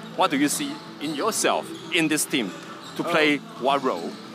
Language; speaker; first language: English; non-native, learner; Chinese